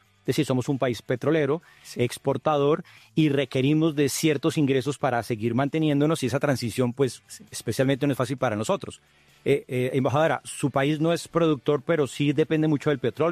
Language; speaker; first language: Spanish; native; Spanish